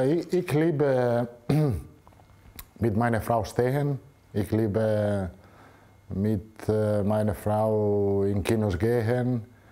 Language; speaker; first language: German; non-native, learner; Italian